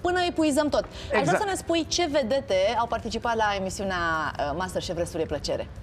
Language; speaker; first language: Romanian; native; Romanian